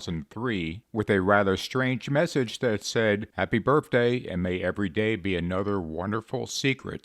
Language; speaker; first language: English; native; English